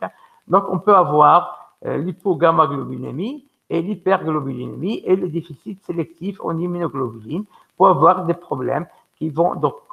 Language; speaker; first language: French; non-native, local second language; Arabic